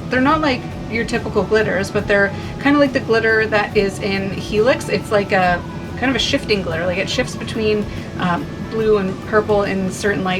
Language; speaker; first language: English; native; English